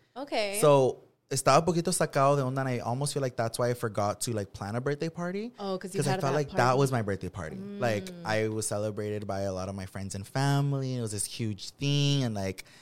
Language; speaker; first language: English; native; English